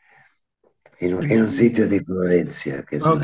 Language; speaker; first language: Spanish; non-native, fluent; Italian